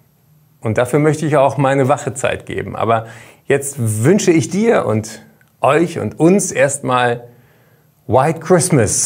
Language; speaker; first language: German; native; German